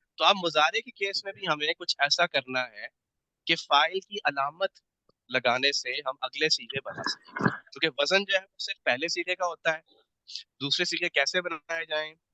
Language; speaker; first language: Urdu; native; Urdu